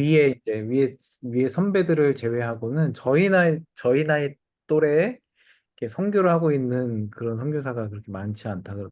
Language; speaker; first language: Korean; native; Korean